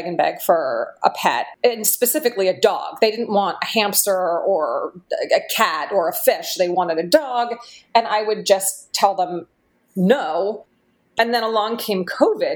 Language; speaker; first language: English; native; English